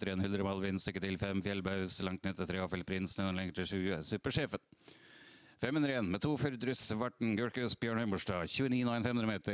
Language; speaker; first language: Norwegian; native; Norwegian